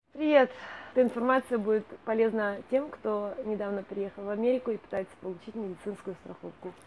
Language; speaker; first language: Russian; native; Russian